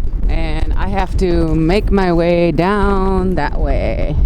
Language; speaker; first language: English; native; English